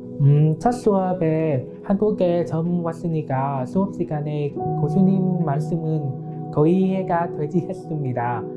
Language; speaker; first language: Korean; non-native, learner; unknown